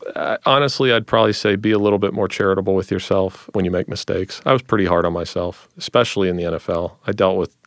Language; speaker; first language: English; native; English